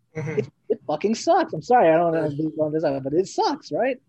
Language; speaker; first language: English; native; English